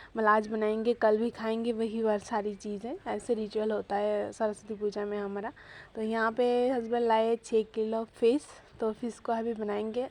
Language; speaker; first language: Hindi; non-native, local second language; Bangla